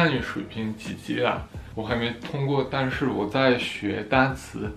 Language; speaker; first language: Chinese; non-native, fluent; French